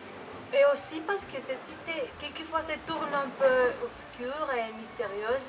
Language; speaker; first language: French; non-native, fluent; Spanish